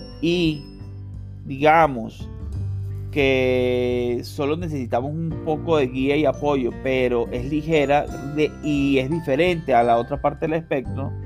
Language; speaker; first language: Spanish; native; Spanish